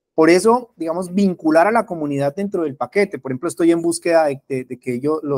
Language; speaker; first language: Spanish; native; Spanish